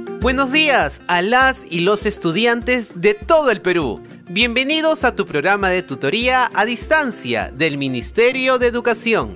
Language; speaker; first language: Spanish; native; Spanish